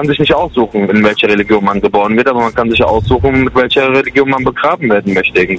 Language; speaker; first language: German; early bilingual, other home language; Kurdish